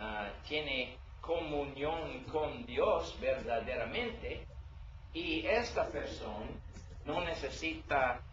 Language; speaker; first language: Spanish; non-native, learner; English